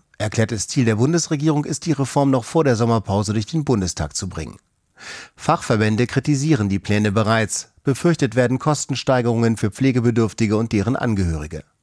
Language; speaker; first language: German; native; German